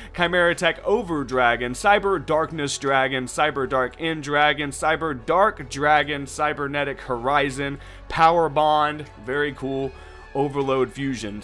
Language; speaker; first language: English; native; English